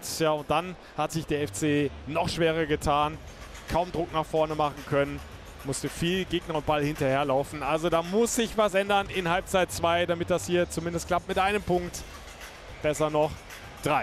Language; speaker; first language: German; native; German